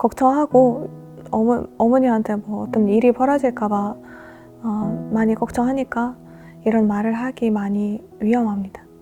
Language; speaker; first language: Korean; non-native, fluent; Russian